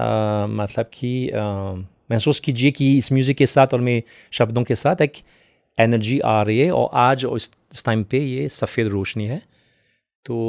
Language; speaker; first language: Hindi; non-native, fluent; French